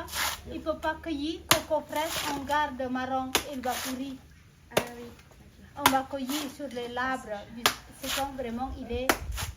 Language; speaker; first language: French; non-native, learner; Indonesian